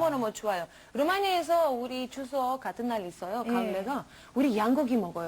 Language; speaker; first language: Korean; non-native, learner; Romanian